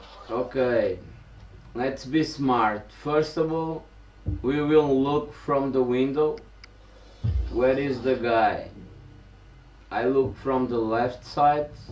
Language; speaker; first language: English; non-native, fluent; Portuguese